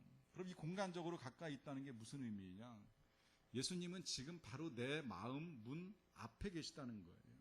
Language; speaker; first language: Korean; native; Korean